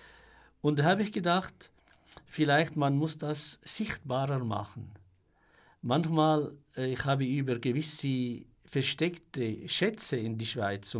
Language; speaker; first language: German; non-native, fluent; Arabic